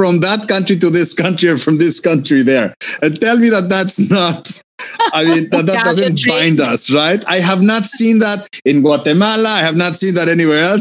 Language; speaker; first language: English; non-native, fluent; Spanish